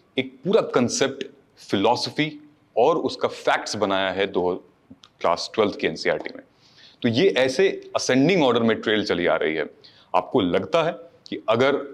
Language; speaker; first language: Hindi; native; Hindi